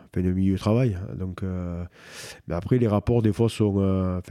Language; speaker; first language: French; native; French